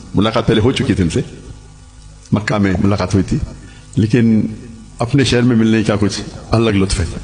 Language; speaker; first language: Urdu; non-native, local second language; Hindi